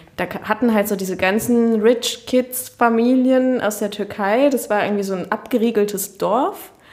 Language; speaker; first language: German; early bilingual, other home language; Turkish